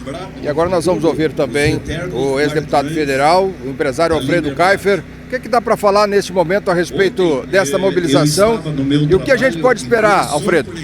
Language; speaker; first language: Portuguese; native; Portuguese